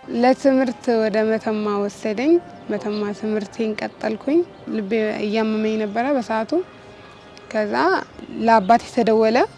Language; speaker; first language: Amharic; non-native, fluent; Arabic